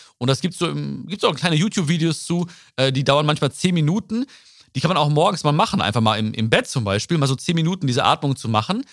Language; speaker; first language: German; early bilingual, other home language; Malayalam